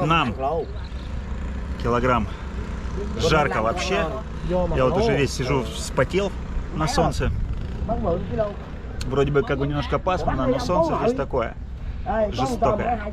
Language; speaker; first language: Russian; native; Russian